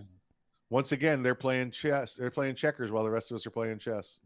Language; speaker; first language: English; native; English